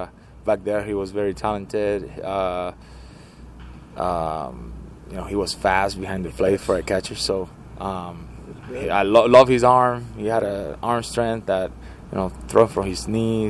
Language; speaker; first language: English; non-native, fluent; Spanish